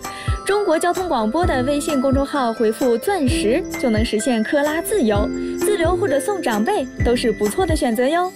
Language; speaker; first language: Chinese; native; Chinese